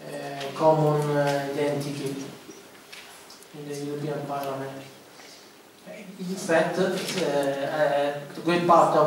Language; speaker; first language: English; non-native, fluent; Italian